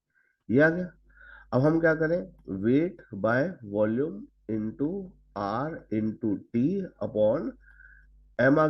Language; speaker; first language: Hindi; native; Hindi